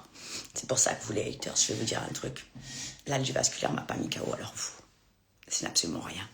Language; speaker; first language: French; native; French